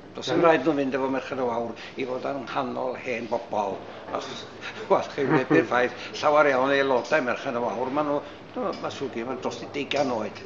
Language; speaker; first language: Welsh; native; Welsh